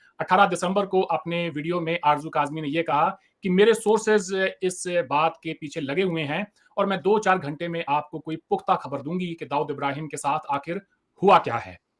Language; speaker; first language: Hindi; native; Hindi